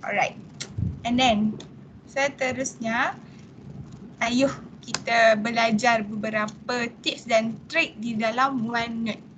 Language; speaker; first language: Malay; native; Malay